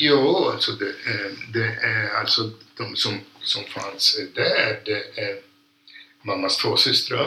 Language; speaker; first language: Swedish; non-native, fluent; Polish